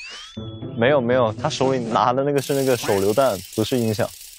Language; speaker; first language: Chinese; native; Chinese